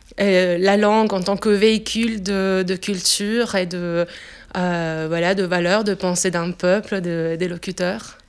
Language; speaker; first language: French; non-native, fluent; Italian